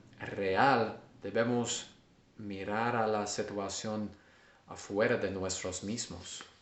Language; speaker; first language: Spanish; non-native, learner; English